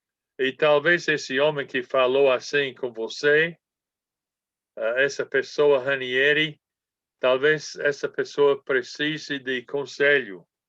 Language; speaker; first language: Portuguese; non-native, fluent; English